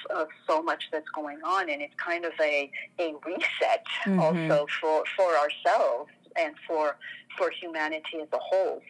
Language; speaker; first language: English; non-native, fluent; French